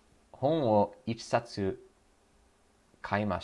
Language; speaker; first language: Japanese; non-native, learner; English